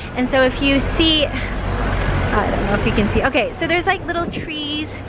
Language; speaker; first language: English; native; English